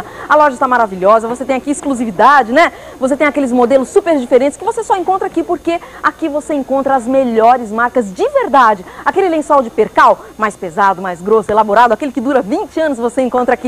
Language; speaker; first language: Portuguese; native; Portuguese